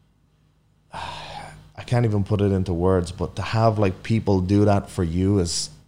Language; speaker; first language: English; native; English